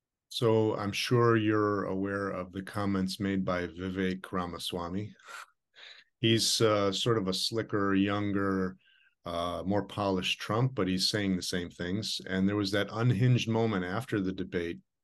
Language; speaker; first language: English; early bilingual, other home language; Ukrainian